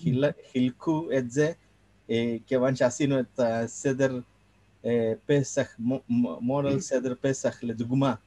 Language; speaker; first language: Hebrew; non-native, fluent; Telugu